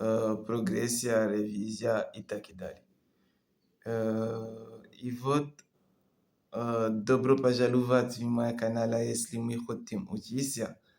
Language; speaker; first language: Russian; non-native, learner; French